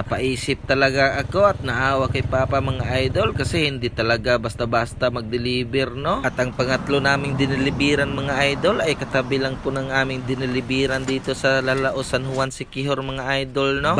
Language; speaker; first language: Filipino; native; Filipino